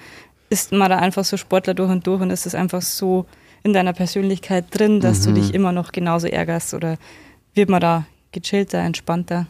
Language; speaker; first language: German; native; German